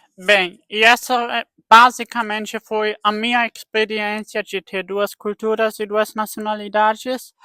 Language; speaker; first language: Portuguese; early bilingual, heritage; Portuguese